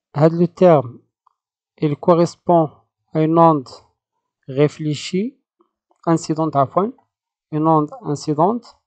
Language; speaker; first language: French; non-native, local second language; Arabic